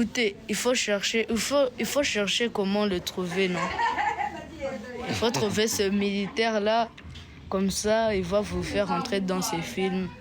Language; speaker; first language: French; non-native, local second language; Kinyarwanda